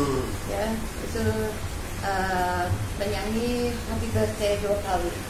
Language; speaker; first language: Indonesian; non-native, fluent; English